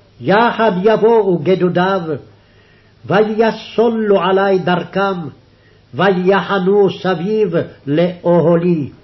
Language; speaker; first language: Hebrew; native; Hebrew